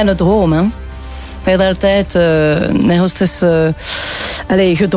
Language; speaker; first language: Dutch; non-native, local second language; French